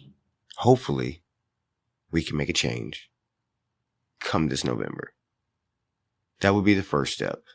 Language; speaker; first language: English; native; English